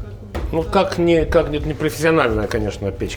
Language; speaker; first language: Russian; native; Russian